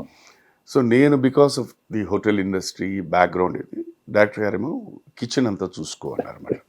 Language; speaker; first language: Telugu; native; Telugu